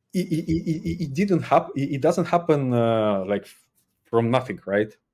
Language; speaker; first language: English; non-native, fluent; Uzbek